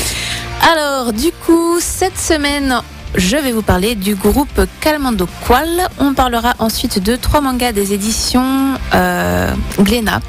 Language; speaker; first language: French; native; French